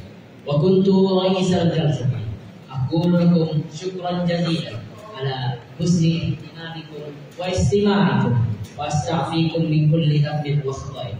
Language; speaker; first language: Arabic; non-native, learner; Indonesian